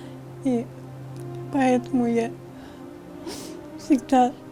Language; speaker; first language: Russian; non-native, fluent; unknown